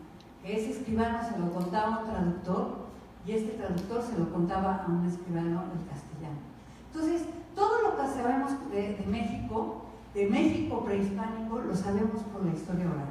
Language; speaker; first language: Spanish; native; Spanish